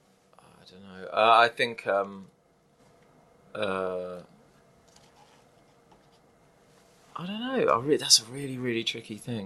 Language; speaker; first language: English; native; English